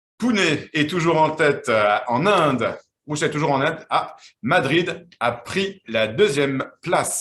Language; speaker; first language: French; native; French